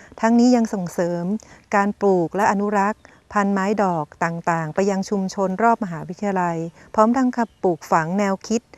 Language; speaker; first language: Thai; native; Thai